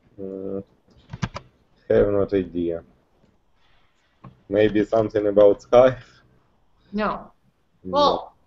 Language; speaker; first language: English; non-native, learner; Russian